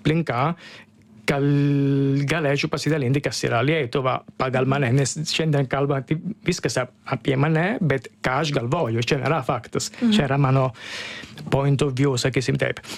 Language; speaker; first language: Lithuanian; non-native, learner; Italian